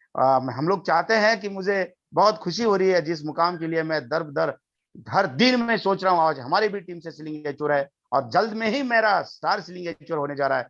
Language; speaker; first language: Hindi; non-native, local second language; Kannada